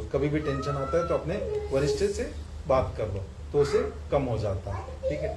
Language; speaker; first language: Hindi; native; Hindi